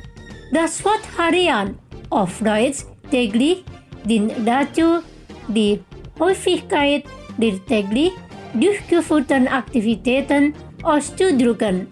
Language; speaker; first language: German; non-native, fluent; Indonesian